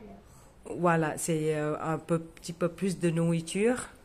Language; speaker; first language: French; non-native, fluent; Vietnamese